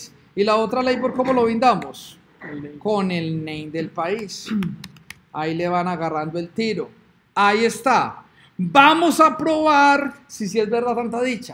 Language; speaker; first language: Spanish; native; Spanish